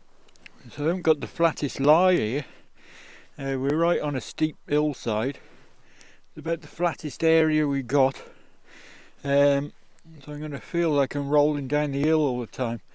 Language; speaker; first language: English; native; English